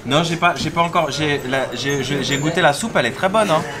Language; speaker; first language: French; native; French